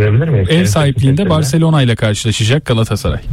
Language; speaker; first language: Turkish; native; Turkish